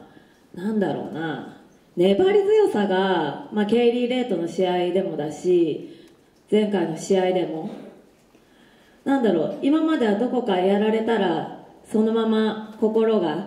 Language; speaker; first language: Japanese; native; Japanese